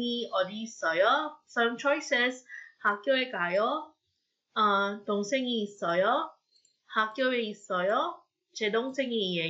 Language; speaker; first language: Korean; non-native, fluent; Filipino